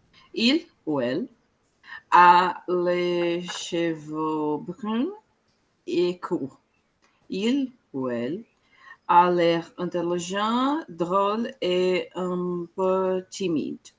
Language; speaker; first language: French; non-native, learner; Portuguese